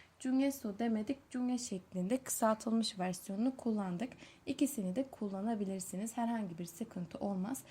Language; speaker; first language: Turkish; native; Turkish